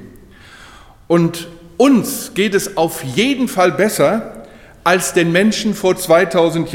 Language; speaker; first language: German; native; German